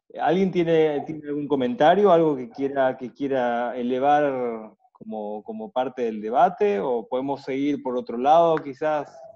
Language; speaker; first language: Spanish; native; Spanish